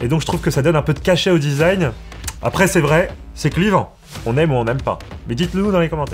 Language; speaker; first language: French; native; French